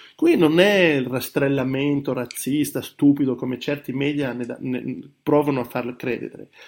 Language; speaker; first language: Italian; early bilingual, heritage; Italian